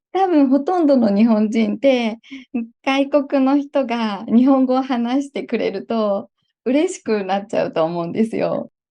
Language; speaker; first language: Japanese; native; Japanese